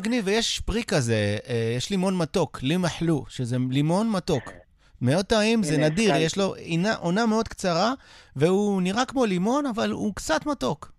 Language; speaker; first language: Hebrew; native; Hebrew